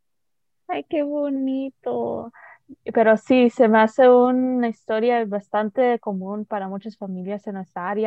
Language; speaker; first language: Spanish; early bilingual, heritage; Spanish